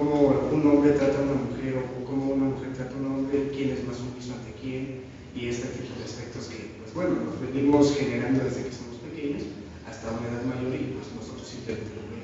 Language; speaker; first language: Spanish; native; Spanish